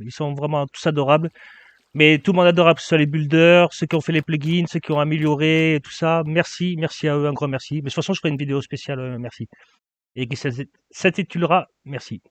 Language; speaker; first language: French; native; French